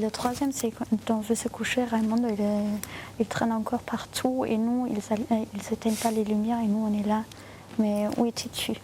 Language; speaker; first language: French; non-native, fluent; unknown